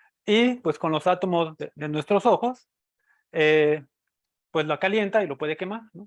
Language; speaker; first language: Spanish; native; Spanish